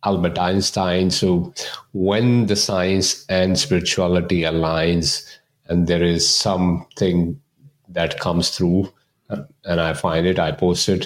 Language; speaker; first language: English; non-native, local second language; Punjabi